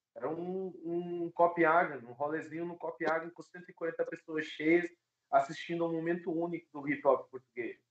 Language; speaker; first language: Portuguese; native; Portuguese